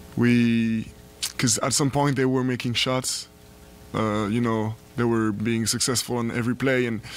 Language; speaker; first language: English; non-native, fluent; French